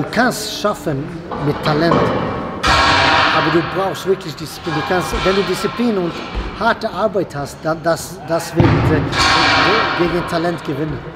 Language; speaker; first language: German; non-native, fluent; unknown